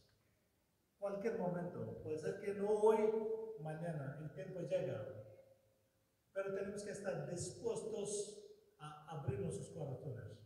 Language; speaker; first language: Spanish; non-native, fluent; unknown